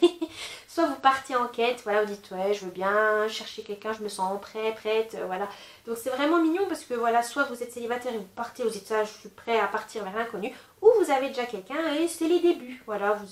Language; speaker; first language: French; native; French